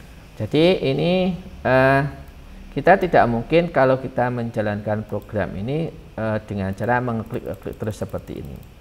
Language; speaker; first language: Indonesian; native; Indonesian